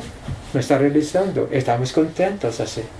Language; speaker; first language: Spanish; non-native, fluent; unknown